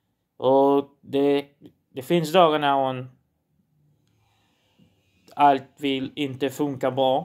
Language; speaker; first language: Swedish; non-native, learner; Portuguese